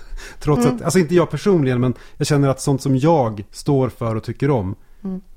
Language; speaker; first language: Swedish; native; Swedish